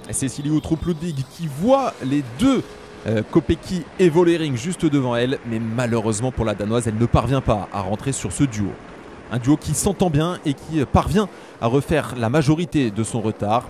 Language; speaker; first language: French; native; French